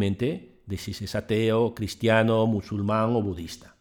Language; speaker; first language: Spanish; native; Spanish